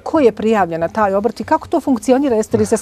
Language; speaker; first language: Croatian; native; Croatian